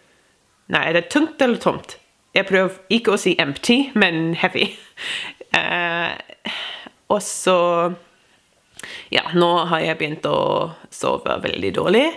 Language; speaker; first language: Norwegian; non-native, fluent; English